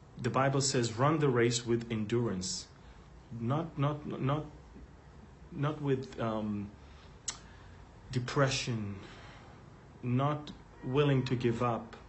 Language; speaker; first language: English; non-native, fluent; Hebrew